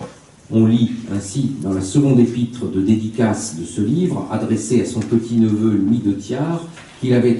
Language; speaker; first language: French; native; French